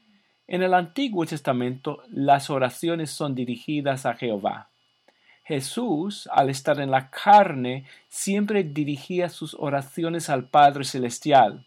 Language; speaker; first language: Spanish; non-native, fluent; English